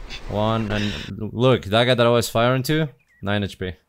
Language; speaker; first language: English; non-native, fluent; Spanish